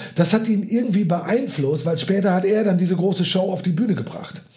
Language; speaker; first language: German; native; German